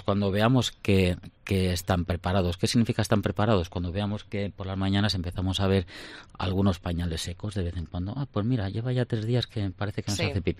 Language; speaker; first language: Spanish; native; Spanish